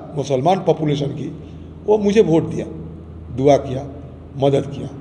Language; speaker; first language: Hindi; non-native, local second language; Bangla